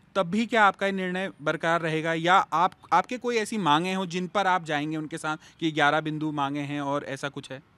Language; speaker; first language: Hindi; native; Hindi